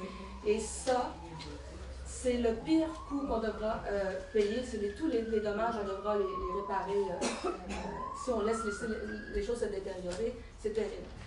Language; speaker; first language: French; native; French